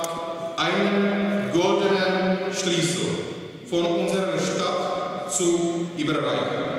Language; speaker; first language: German; non-native, fluent; Czech